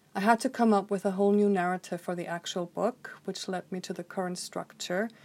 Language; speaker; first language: English; non-native, fluent; Icelandic